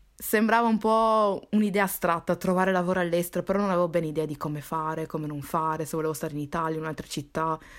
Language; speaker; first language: Italian; early bilingual, other home language; Somali